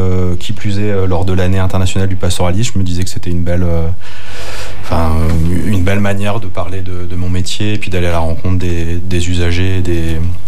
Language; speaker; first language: French; native; French